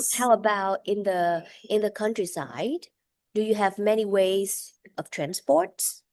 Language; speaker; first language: English; non-native, fluent; Vietnamese